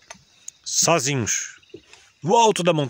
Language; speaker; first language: Portuguese; native; Portuguese